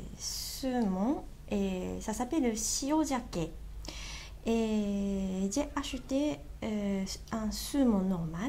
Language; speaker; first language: French; non-native, learner; Japanese